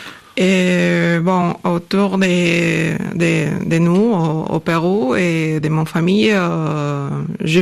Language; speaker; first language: French; non-native, learner; Spanish